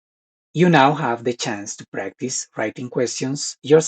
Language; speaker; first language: English; non-native, fluent; Spanish